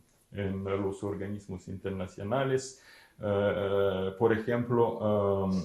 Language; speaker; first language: Spanish; non-native, fluent; Ukrainian